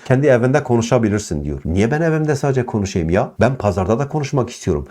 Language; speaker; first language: Turkish; non-native, local second language; Kurdish